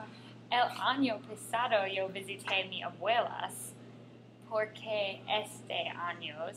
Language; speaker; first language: Spanish; non-native, learner; English